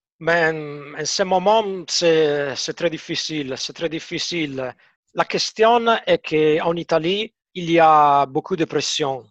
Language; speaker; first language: French; non-native, fluent; Italian